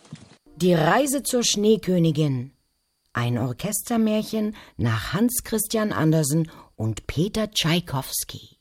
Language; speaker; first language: German; native; German